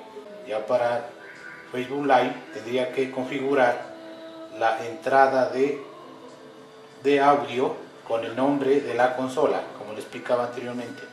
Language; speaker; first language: Spanish; native; Spanish